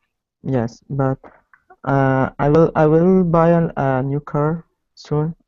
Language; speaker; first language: English; non-native, learner; Arabic